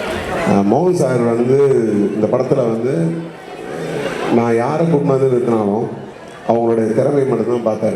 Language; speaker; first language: Tamil; native; Tamil